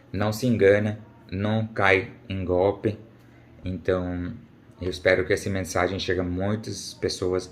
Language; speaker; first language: Portuguese; non-native, learner; Urdu